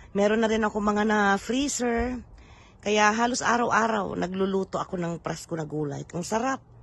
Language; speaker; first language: Filipino; non-native, local second language; Iloko